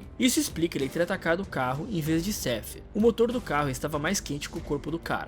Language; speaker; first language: Portuguese; native; Portuguese